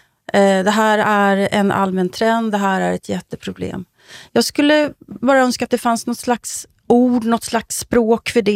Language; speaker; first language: Swedish; native; Swedish